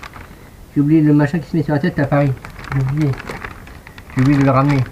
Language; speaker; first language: French; native; French